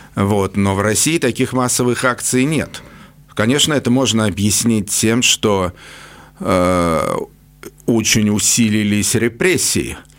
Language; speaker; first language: Russian; native; Russian